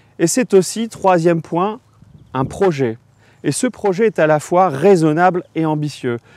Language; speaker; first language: French; native; French